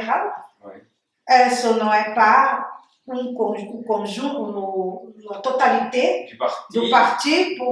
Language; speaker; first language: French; non-native, learner; Portuguese